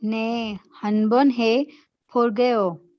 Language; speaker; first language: Korean; non-native, learner; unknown